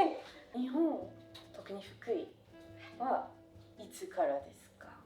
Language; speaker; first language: Japanese; non-native, fluent; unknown